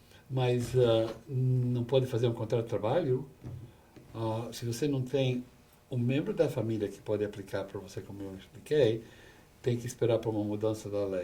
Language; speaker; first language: Portuguese; non-native, fluent; English